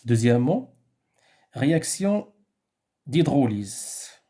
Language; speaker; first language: French; non-native, local second language; Arabic